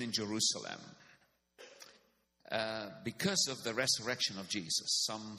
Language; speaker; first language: English; non-native, local second language; Afrikaans